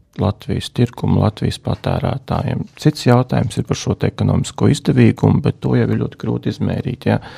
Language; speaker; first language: Latvian; non-native, local second language; Russian